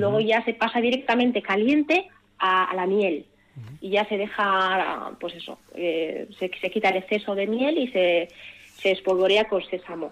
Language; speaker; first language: Spanish; early bilingual, other home language; Arabic